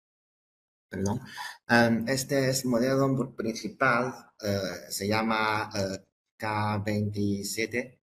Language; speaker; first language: Spanish; non-native, fluent; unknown